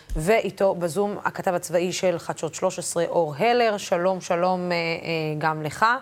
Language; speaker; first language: Hebrew; non-native, local second language; Arabic